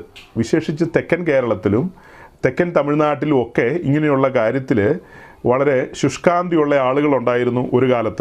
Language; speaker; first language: Malayalam; native; Malayalam